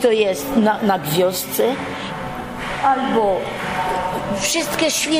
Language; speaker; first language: Polish; early bilingual, heritage; Polish